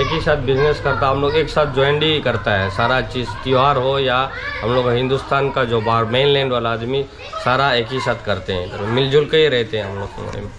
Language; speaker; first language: Hindi; non-native, local second language; Tamil